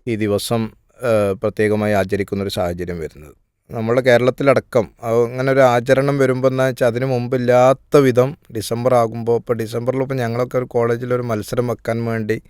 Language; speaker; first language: Malayalam; native; Malayalam